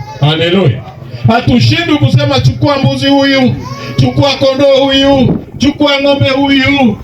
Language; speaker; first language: Swahili; non-native, local second language; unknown